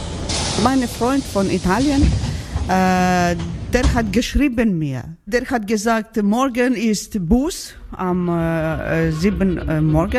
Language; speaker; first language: German; non-native, learner; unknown